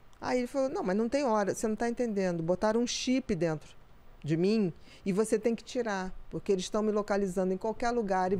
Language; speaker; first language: Portuguese; native; Portuguese